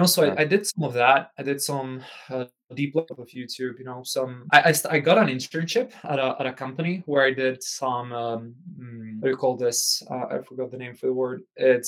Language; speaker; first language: English; non-native, fluent; Czech